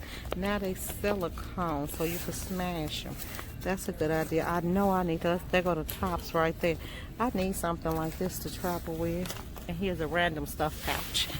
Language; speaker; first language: English; native; English